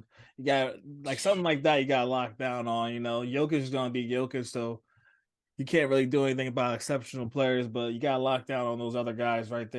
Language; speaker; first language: English; native; English